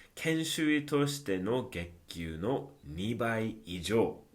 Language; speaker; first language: Japanese; non-native, fluent; English